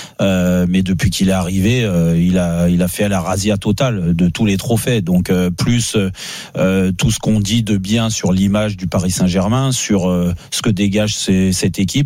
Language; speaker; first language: French; native; French